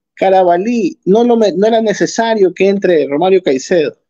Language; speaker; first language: Spanish; native; Spanish